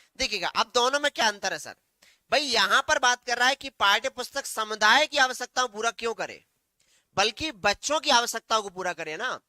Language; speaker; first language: Hindi; native; Hindi